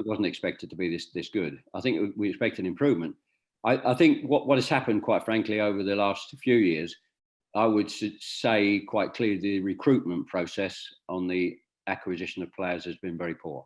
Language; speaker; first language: English; native; English